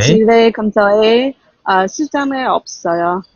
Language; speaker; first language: Korean; non-native, learner; Chinese